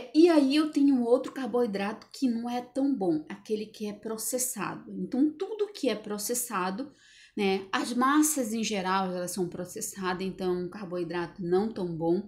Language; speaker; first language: Portuguese; native; Portuguese